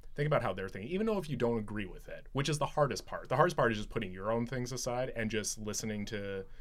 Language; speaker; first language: English; native; English